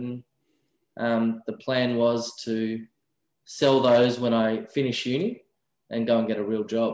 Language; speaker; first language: English; native; English